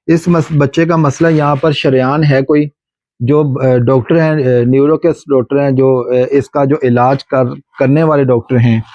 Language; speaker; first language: Urdu; non-native, local second language; Punjabi